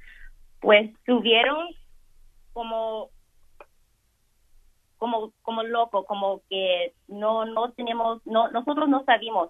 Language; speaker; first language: Spanish; early bilingual, heritage; Spanish